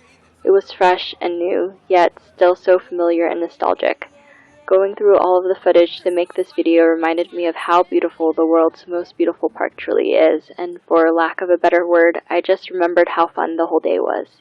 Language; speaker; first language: English; native; English